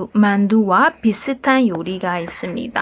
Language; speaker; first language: Korean; non-native, learner; Burmese